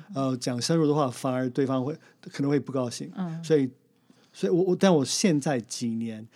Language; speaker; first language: Chinese; non-native, fluent; English